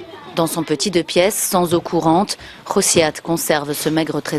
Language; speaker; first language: French; native; French